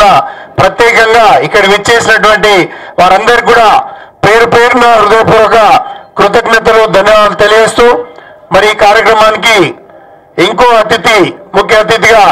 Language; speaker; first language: Telugu; native; Telugu